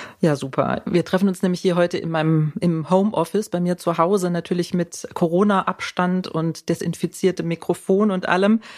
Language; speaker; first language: German; native; German